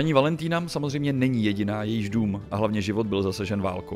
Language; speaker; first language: Czech; native; Czech